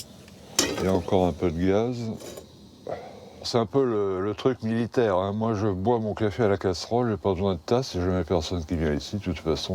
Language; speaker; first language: French; native; French